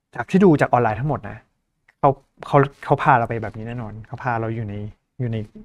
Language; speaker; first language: Thai; native; Thai